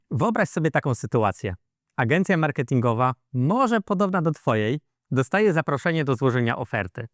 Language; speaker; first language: Polish; native; Polish